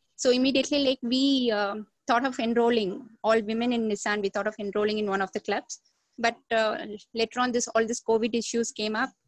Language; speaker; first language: English; non-native, local second language; Tamil